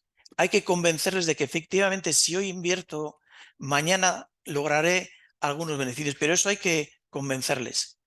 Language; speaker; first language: Spanish; native; Spanish